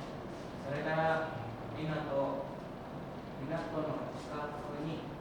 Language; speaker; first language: Japanese; non-native, learner; Indonesian